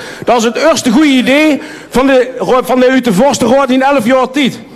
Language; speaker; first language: Dutch; native; Dutch